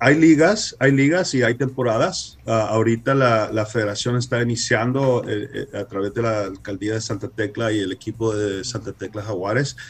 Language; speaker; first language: Spanish; early bilingual, heritage; Spanish